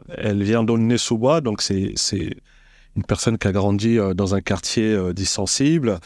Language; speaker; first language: French; native; French